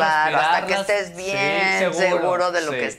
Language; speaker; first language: Spanish; native; Spanish